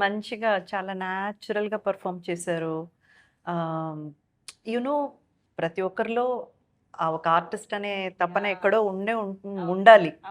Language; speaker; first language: Telugu; native; Telugu